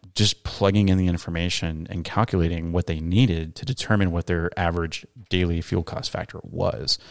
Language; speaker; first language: English; native; English